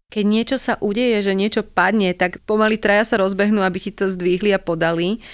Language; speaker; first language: Slovak; native; Slovak